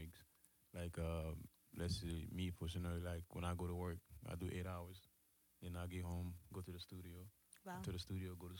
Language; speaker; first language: English; early bilingual, other home language; Haitian Creole